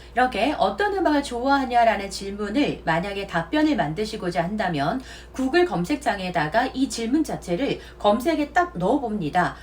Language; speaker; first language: Korean; native; Korean